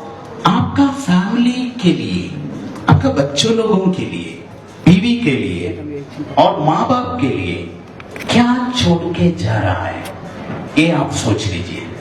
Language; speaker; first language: Hindi; non-native, learner; Nepali